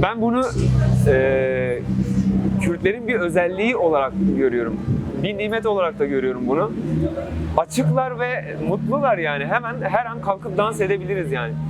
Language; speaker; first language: Turkish; non-native, local second language; Kurdish